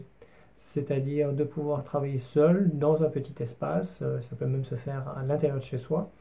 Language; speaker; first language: French; native; French